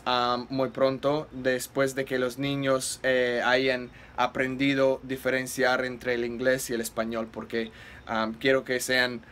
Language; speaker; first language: Spanish; non-native, fluent; English